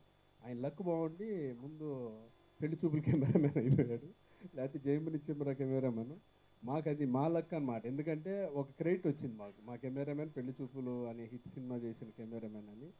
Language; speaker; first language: Telugu; native; Telugu